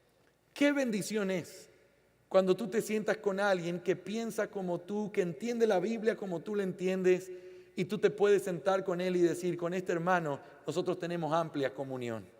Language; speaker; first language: Spanish; native; Spanish